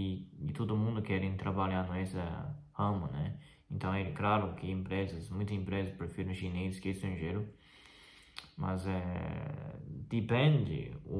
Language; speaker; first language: Portuguese; non-native, fluent; Chinese